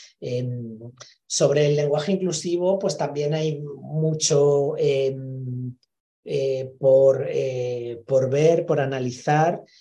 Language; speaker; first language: Spanish; native; Spanish